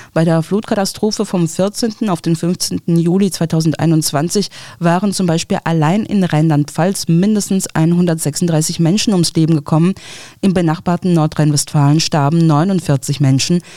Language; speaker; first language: German; early bilingual, other home language; Russian